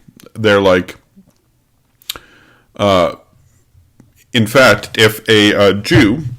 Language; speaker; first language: English; native; English